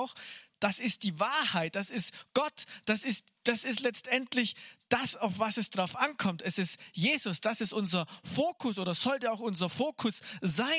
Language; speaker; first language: German; native; German